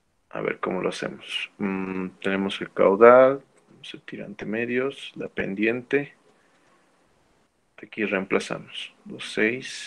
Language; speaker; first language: Spanish; native; Spanish